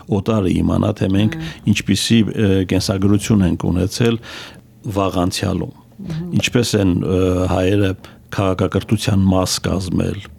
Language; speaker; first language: Armenian; native; Armenian